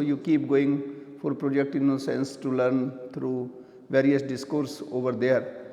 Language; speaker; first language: English; non-native, local second language; Hindi